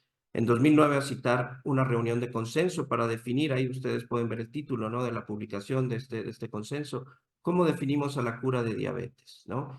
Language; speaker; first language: Spanish; native; Spanish